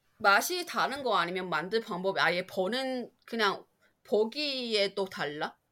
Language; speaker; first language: Korean; non-native, fluent; Chinese